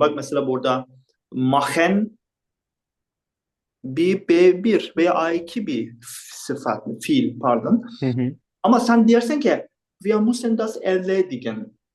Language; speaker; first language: Turkish; non-native, fluent; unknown